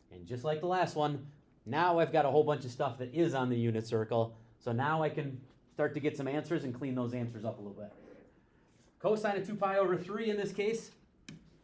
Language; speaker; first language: English; native; English